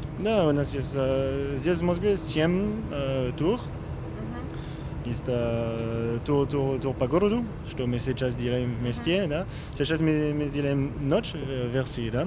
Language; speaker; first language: Russian; non-native, learner; French